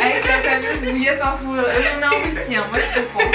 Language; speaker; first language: French; native; French